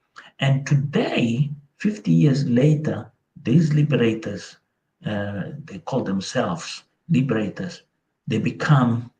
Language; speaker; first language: English; non-native, local second language; Portuguese